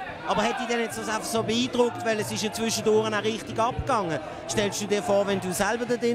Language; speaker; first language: German; native; German